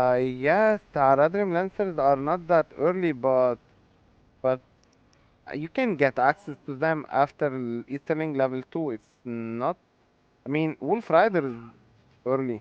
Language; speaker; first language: English; non-native, fluent; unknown